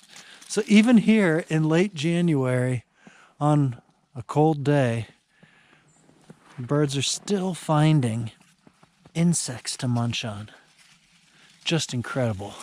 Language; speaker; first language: English; native; English